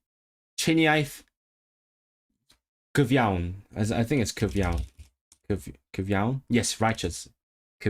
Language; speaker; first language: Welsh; non-native, learner; Cantonese